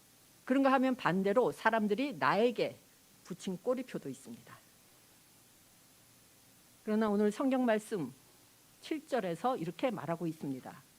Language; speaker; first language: Korean; native; Korean